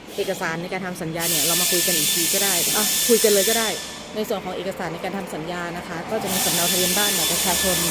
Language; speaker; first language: Thai; native; Thai